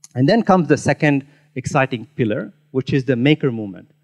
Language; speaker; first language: English; non-native, local second language; Tamil